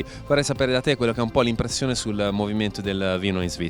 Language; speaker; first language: Italian; native; Italian